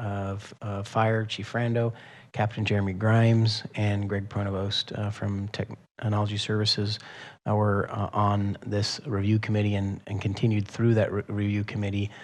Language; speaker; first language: English; native; English